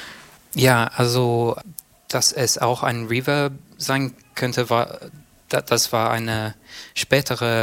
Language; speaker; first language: German; non-native, learner; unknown